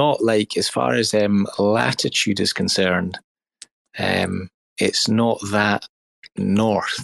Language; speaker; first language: English; native; English